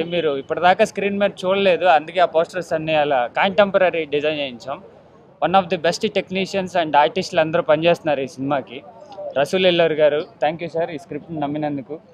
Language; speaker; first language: Telugu; native; Telugu